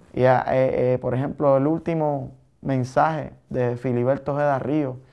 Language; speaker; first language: Spanish; native; Spanish